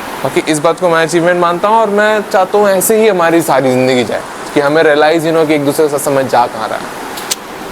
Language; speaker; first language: Hindi; native; Hindi